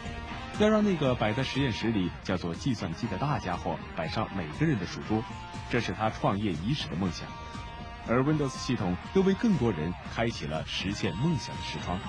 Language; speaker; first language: Chinese; native; Chinese